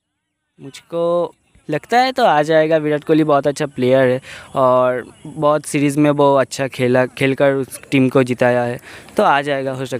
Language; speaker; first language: Hindi; non-native, local second language; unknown